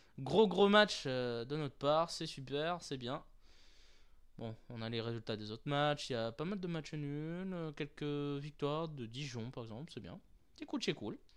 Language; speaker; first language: French; native; French